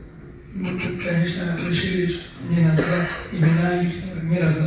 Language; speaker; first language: Russian; non-native, local second language; Tajik